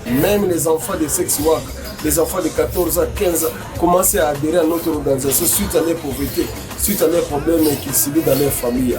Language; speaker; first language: French; non-native, local second language; Swahili